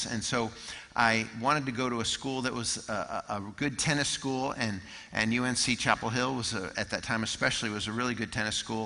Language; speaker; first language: English; native; English